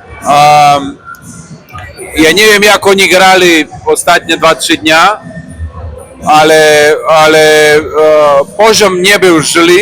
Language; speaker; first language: Polish; non-native, learner; Serbian